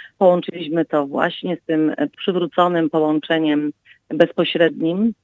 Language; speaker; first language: Polish; native; Polish